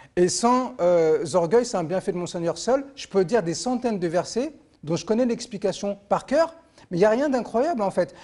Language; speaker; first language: French; native; French